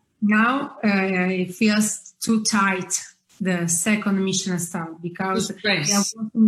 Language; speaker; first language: English; non-native, fluent; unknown